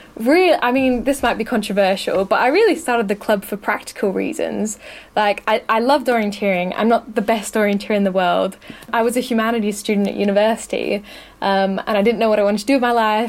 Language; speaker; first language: English; native; English